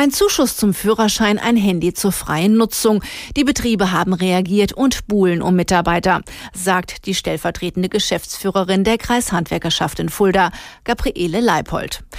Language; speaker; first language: German; native; German